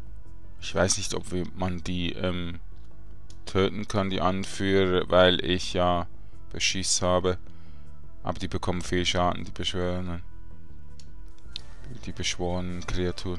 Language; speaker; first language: German; native; German